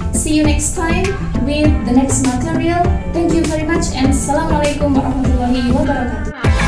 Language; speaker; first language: English; non-native, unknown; Indonesian